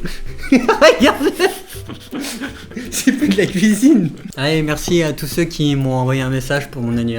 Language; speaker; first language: French; native; French